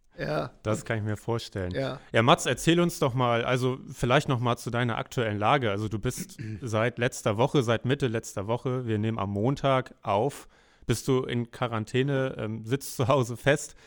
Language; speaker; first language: German; native; German